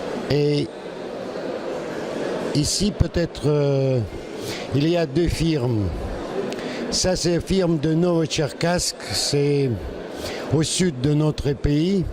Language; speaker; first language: French; non-native, learner; Russian